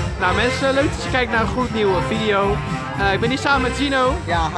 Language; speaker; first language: Dutch; native; Dutch